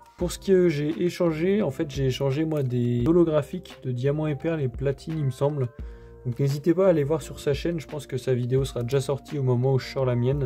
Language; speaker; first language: French; native; French